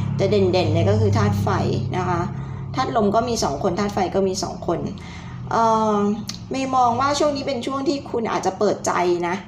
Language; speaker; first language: Thai; native; Thai